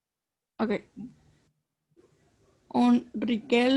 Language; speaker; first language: Italian; non-native, learner; Spanish